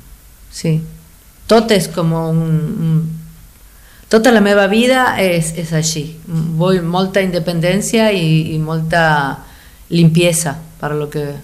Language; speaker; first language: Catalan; non-native, fluent; Spanish